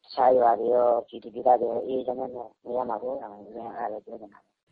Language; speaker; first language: Burmese; native; Burmese